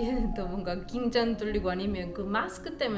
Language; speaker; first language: Korean; non-native, learner; German